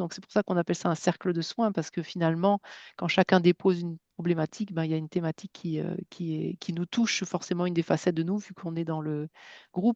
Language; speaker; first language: French; native; French